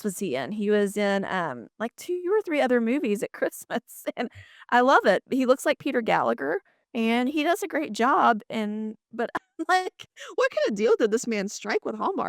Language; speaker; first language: English; native; English